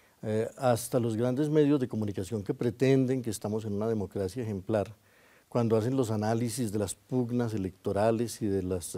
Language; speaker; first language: Spanish; native; Spanish